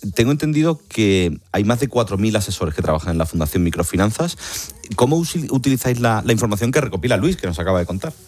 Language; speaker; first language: Spanish; native; Spanish